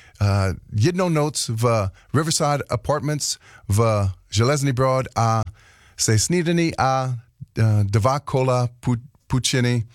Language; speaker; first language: Czech; non-native, learner; English